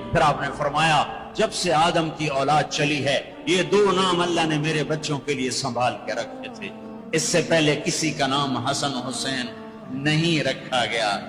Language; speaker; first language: Urdu; non-native, local second language; Punjabi